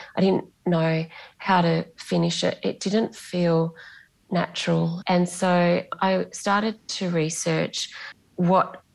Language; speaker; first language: English; non-native, local second language; Greek